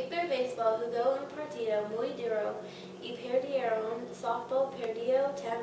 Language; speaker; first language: Spanish; non-native, learner; English